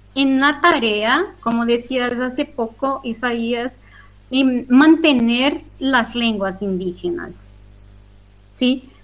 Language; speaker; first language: Spanish; non-native, local second language; Guarani